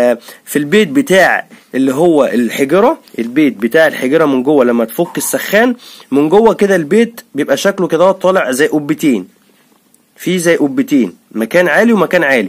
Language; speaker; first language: Arabic; native; Arabic